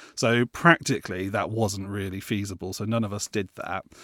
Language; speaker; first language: English; native; English